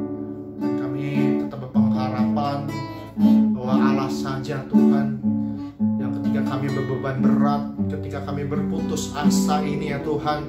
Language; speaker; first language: Indonesian; native; Indonesian